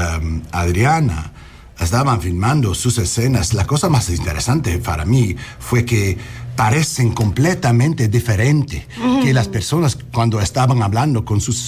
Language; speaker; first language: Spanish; early bilingual, heritage; English